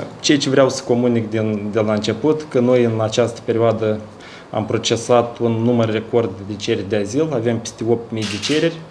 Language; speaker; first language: Romanian; native; Romanian